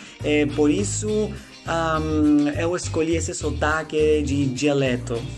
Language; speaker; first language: Portuguese; non-native, learner; Greek